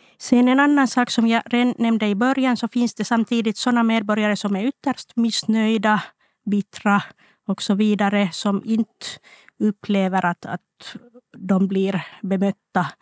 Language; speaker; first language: Swedish; non-native, local second language; Finnish